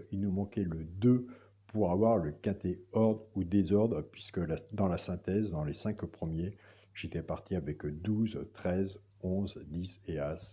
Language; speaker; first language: French; native; French